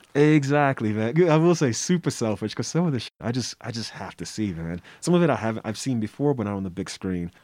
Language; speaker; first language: English; native; English